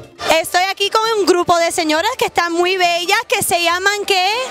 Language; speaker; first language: Spanish; early bilingual, heritage; Spanish